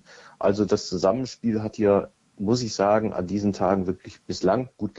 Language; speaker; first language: German; native; German